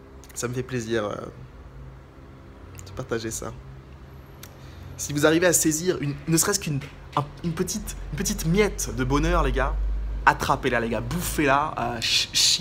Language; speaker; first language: French; native; French